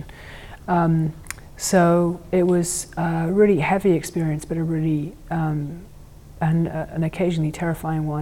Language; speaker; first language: English; native; English